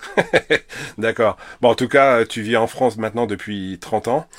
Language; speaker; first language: French; native; French